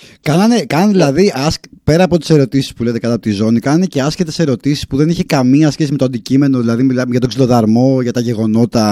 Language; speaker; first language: Greek; native; Greek